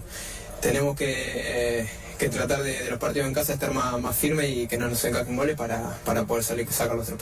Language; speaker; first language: Spanish; native; Spanish